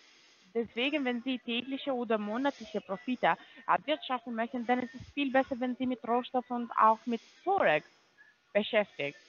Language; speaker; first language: German; non-native, fluent; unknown